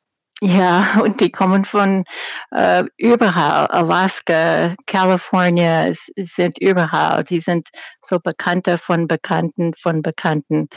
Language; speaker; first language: German; non-native, fluent; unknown